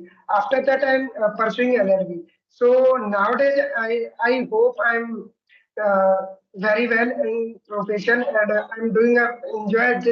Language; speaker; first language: English; non-native, learner; Hindi